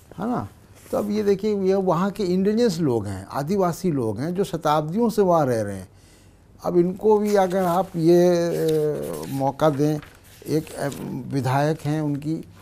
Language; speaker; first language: Hindi; native; Hindi